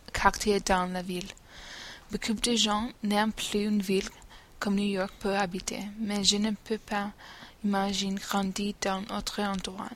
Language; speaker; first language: French; non-native, learner; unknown